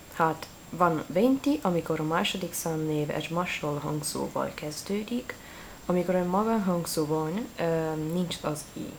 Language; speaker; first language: Hungarian; non-native, learner; Italian